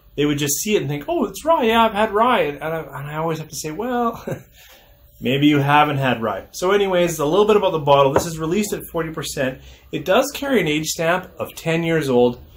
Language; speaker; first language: English; native; English